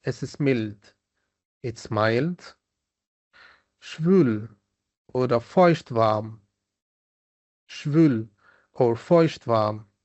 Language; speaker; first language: German; non-native, fluent; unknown